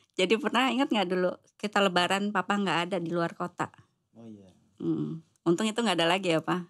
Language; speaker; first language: Indonesian; native; Indonesian